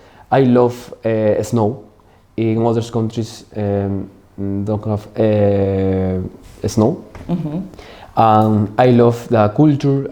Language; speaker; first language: English; non-native, learner; Spanish